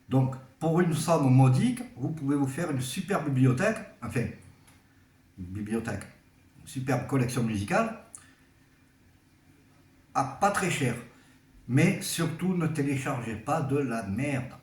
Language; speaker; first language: French; native; French